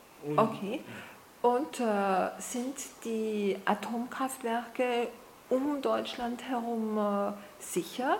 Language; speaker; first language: German; non-native, fluent; French